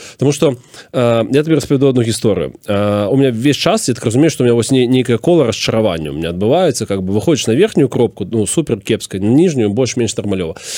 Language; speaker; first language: Belarusian; non-native, local second language; Russian